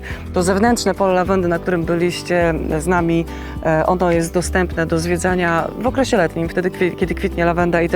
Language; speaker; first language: Polish; native; Polish